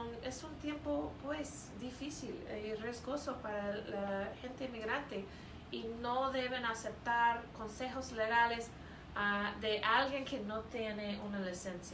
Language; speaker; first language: Spanish; non-native, fluent; English